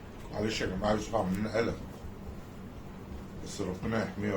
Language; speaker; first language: Arabic; native; Arabic